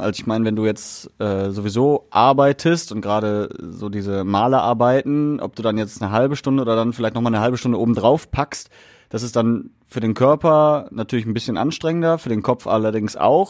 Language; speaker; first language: German; native; German